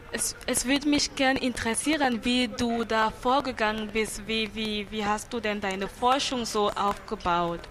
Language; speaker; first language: German; non-native, fluent; French